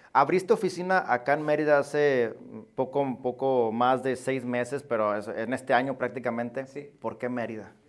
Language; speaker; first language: Spanish; native; Spanish